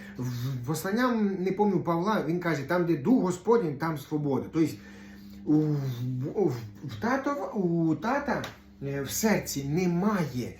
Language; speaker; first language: Ukrainian; non-native, local second language; Russian